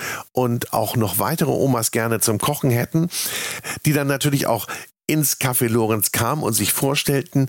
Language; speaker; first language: German; native; German